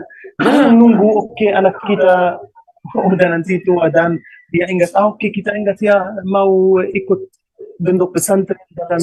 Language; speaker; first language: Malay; non-native, learner; Arabic